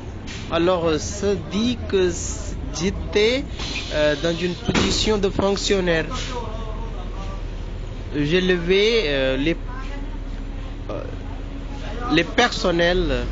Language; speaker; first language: French; non-native, learner; Hindi